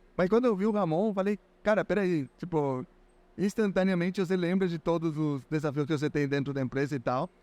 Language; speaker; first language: Portuguese; non-native, fluent; Spanish